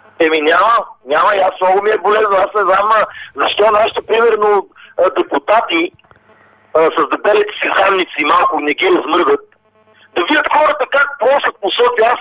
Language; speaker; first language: Bulgarian; non-native, local second language; Romany